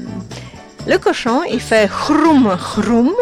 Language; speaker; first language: French; non-native, fluent; Polish